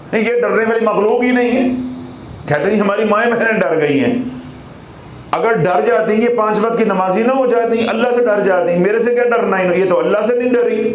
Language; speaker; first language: Urdu; non-native, local second language; Punjabi